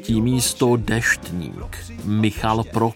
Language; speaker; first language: Czech; native; Czech